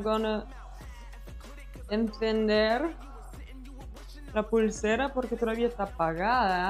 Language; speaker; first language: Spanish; non-native, fluent; German